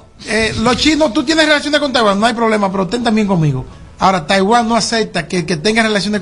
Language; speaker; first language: Spanish; native; Spanish